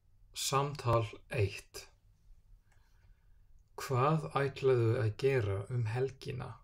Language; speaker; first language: Icelandic; non-native, fluent; English